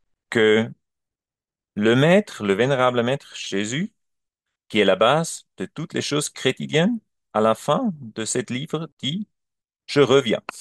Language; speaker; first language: French; non-native, learner; German